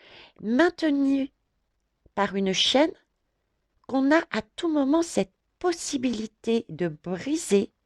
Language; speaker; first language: French; native; French